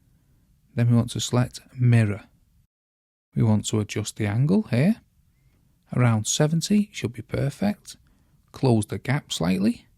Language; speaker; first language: English; native; English